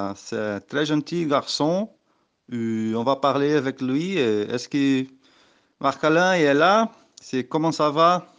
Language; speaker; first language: French; non-native, learner; Portuguese